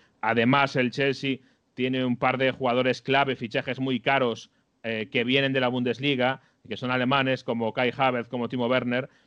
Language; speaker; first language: Spanish; native; Spanish